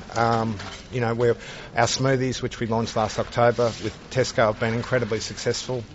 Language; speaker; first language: English; native; English